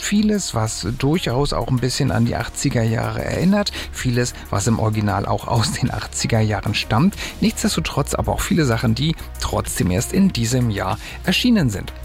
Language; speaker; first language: German; native; German